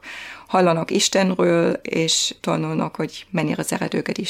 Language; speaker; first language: Hungarian; non-native, fluent; German